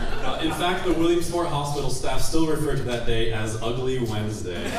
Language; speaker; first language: English; native; English